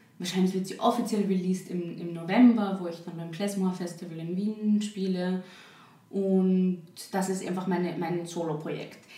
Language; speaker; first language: German; native; German